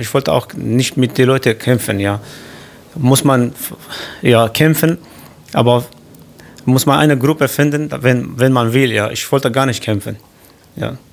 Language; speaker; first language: German; non-native, learner; Kurdish